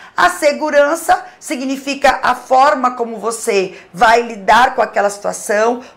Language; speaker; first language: Portuguese; native; Portuguese